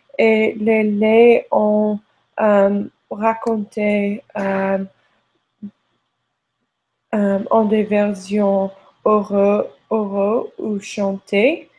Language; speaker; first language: French; non-native, learner; English